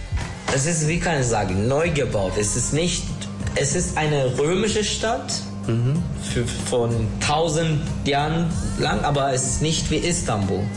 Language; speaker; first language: German; non-native, learner; Turkish